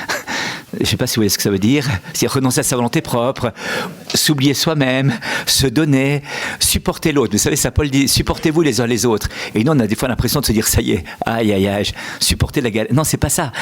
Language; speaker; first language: French; native; French